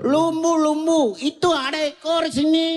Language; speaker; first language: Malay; non-native, local second language; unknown